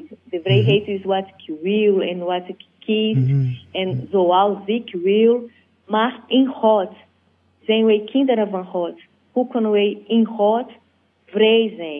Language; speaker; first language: Dutch; non-native, learner; Portuguese